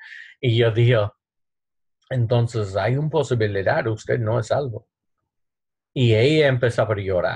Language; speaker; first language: Spanish; non-native, learner; English